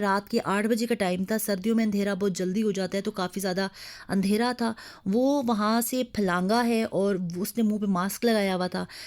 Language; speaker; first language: Urdu; native; Urdu